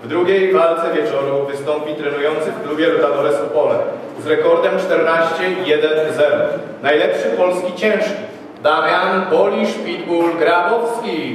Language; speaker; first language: Polish; native; Polish